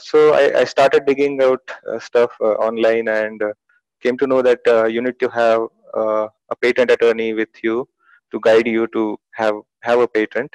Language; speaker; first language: English; non-native, local second language; Marathi